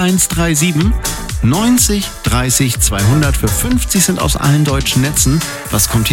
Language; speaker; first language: German; native; German